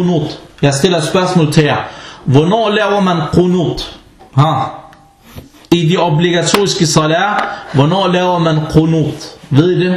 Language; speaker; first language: Danish; non-native, fluent; Arabic